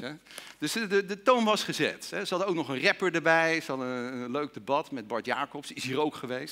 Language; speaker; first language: Dutch; native; Dutch